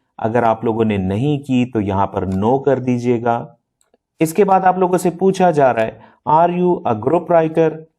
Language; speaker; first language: Urdu; non-native, local second language; Punjabi